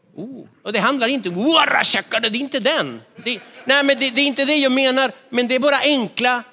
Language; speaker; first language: Swedish; non-native, fluent; Spanish